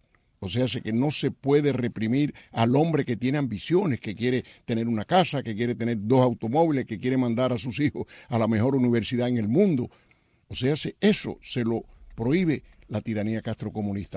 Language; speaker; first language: Spanish; native; Spanish